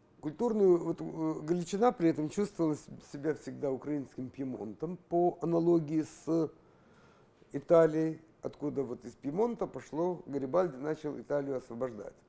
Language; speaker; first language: Russian; native; Russian